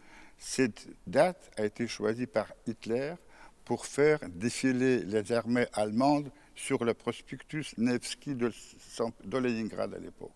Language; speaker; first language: French; non-native, fluent; Russian